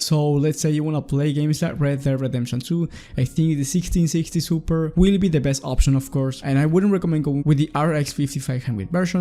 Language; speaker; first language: English; non-native, fluent; Spanish